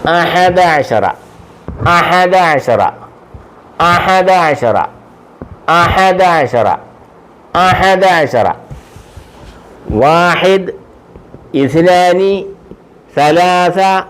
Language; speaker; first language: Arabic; non-native, fluent; Malayalam